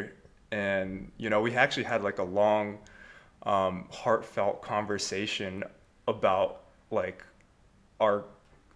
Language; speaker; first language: English; native; English